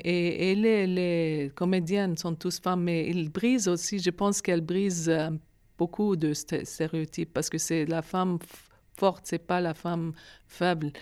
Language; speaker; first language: French; non-native, fluent; Arabic